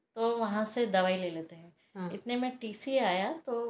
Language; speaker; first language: Hindi; native; Hindi